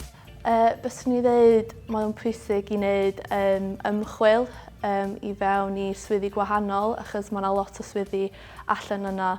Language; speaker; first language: Welsh; non-native, local second language; English